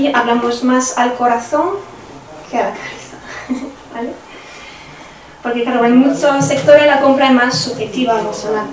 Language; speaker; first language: Spanish; non-native, fluent; French